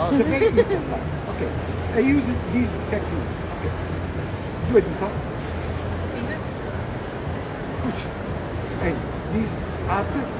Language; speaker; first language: English; non-native, learner; Italian